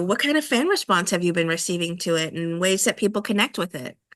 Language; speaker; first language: English; native; English